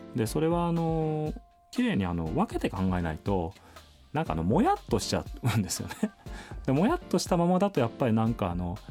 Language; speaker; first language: Japanese; native; Japanese